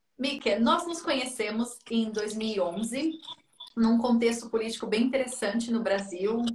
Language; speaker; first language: Portuguese; native; Portuguese